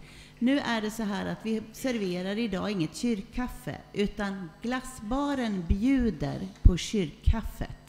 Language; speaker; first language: Swedish; native; Swedish